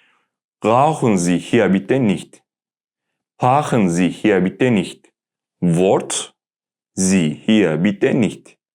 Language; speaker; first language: German; non-native, learner; Turkish